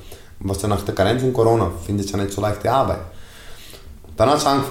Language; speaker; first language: German; non-native, fluent; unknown